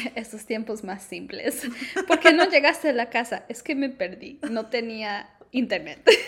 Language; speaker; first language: Spanish; early bilingual, heritage; Spanish